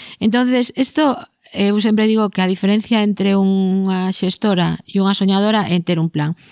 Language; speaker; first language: Galician; native; Galician